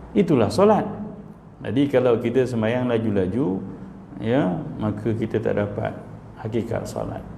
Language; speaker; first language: Malay; native; Malay